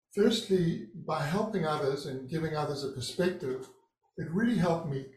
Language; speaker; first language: English; native; English